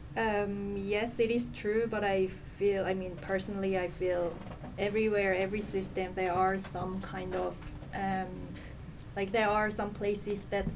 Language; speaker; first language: English; non-native, fluent; Korean